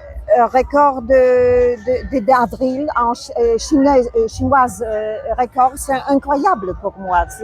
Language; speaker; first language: French; non-native, learner; Polish